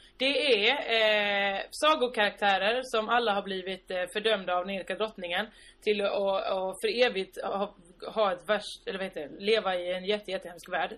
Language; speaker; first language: Swedish; native; Swedish